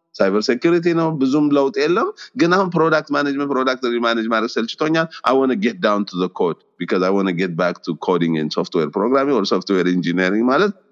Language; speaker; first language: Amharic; native; Amharic